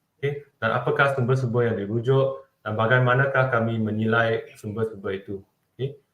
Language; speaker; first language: Malay; non-native, local second language; Chinese